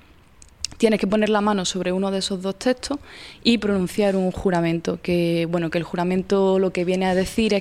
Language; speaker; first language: Spanish; native; Spanish